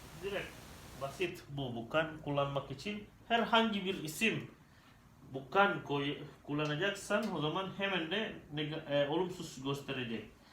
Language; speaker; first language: Turkish; non-native, learner; Indonesian